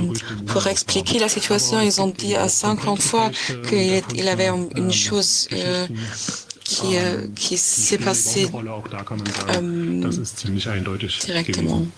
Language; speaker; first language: French; non-native, fluent; German